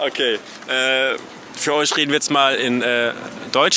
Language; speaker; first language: German; native; German